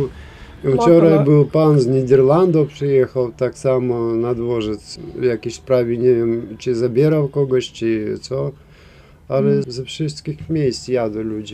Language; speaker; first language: Polish; non-native, fluent; Ukrainian